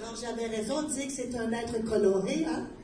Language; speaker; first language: French; native; French